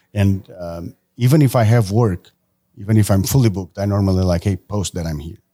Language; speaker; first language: English; non-native, fluent; Portuguese